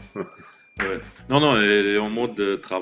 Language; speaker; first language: French; non-native, learner; Russian